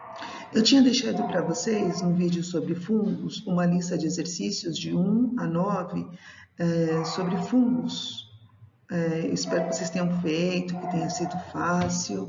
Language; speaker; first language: Portuguese; native; Portuguese